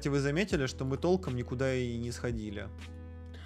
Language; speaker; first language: Russian; native; Russian